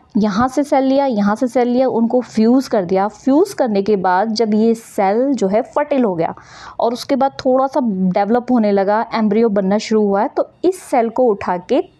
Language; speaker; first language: Hindi; native; Hindi